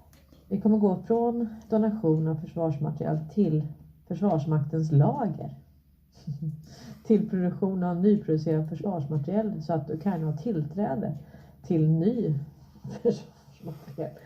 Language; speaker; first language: Swedish; native; Swedish